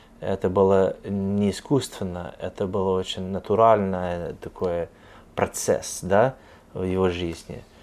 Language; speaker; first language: Russian; non-native, fluent; English